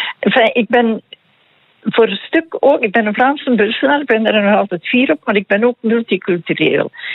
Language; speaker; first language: Dutch; native; Dutch